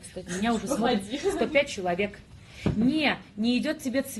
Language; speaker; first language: Russian; native; Russian